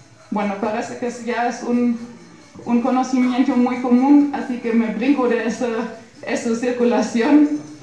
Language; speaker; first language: Spanish; non-native, fluent; German